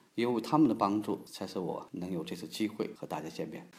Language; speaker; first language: Chinese; native; Chinese